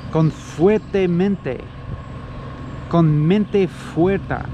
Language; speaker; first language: Spanish; non-native, learner; English